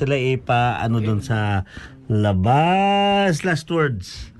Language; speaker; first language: Filipino; non-native, local second language; Cebuano